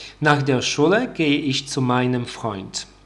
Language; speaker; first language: German; non-native, fluent; Polish